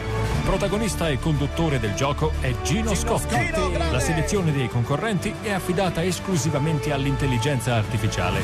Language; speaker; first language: Italian; native; Italian